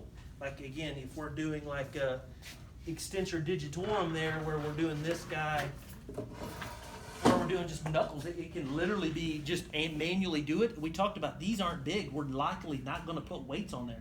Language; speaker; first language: English; native; English